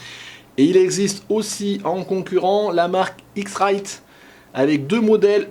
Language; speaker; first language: French; native; French